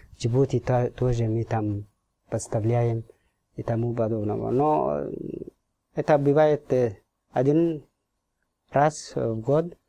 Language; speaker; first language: Russian; non-native, fluent; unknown